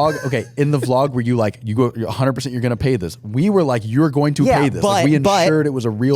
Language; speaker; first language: English; native; English